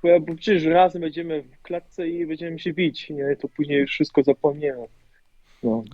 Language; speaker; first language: Polish; early bilingual, heritage; German